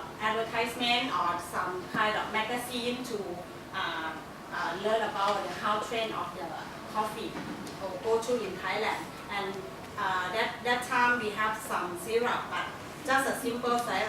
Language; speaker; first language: English; non-native, learner; Thai